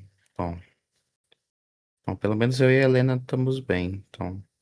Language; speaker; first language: Portuguese; native; Portuguese